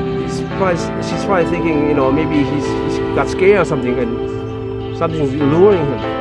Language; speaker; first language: English; non-native, fluent; Lao